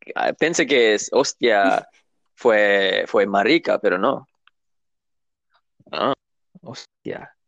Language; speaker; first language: Spanish; non-native, learner; English